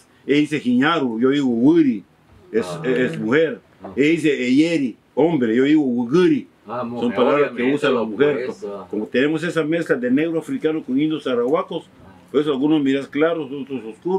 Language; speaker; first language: Spanish; native; Spanish